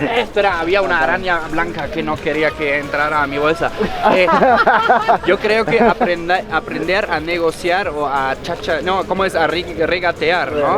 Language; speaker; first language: Spanish; native; Spanish